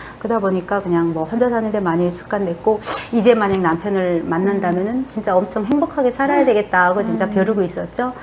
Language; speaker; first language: Korean; native; Korean